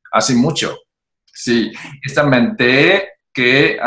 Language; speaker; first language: Spanish; non-native, learner; Chinese